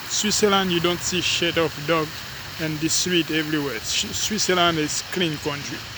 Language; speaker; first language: English; non-native, learner; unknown